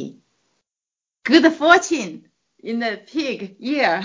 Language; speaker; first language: English; non-native, fluent; Chinese